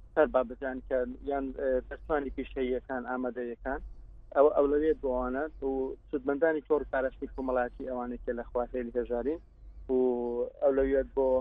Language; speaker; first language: Central Kurdish; non-native, local second language; Kurdish